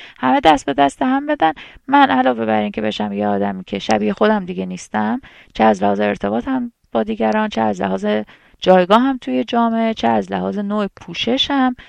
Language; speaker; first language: Persian; native; Persian